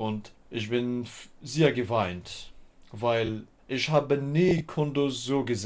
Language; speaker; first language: German; non-native, learner; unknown